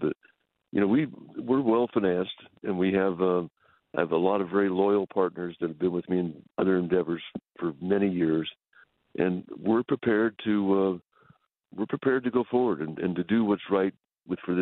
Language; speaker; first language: English; native; English